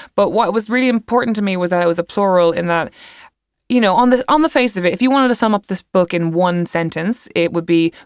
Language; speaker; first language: English; native; English